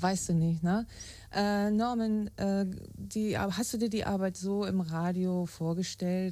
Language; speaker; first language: German; native; German